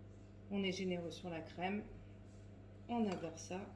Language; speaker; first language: French; native; French